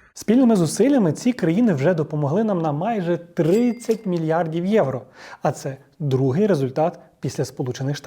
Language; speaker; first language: Ukrainian; native; Ukrainian